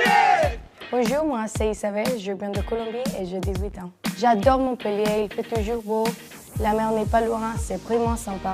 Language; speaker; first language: French; non-native, fluent; Spanish